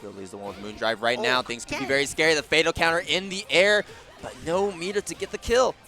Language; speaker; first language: English; native; English